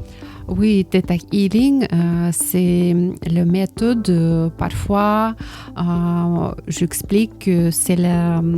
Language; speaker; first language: French; non-native, learner; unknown